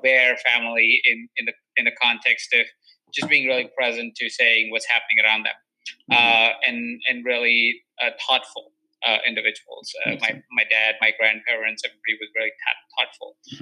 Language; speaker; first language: English; non-native, local second language; Hindi